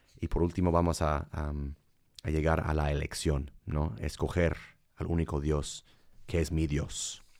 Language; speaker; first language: Spanish; non-native, fluent; English